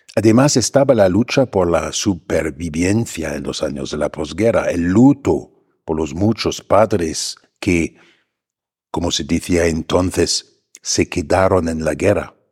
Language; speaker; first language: Spanish; non-native, fluent; German